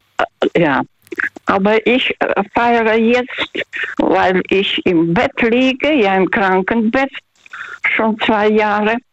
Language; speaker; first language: German; early bilingual, heritage; Russian